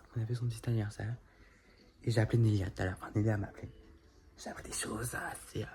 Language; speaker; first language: French; native; French